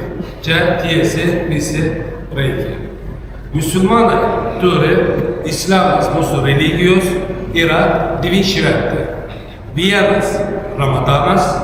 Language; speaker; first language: Lithuanian; non-native, learner; Turkish